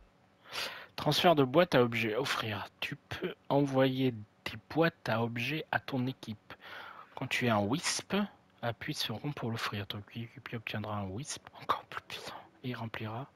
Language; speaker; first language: French; native; French